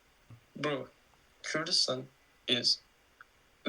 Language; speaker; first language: English; non-native, learner; Turkish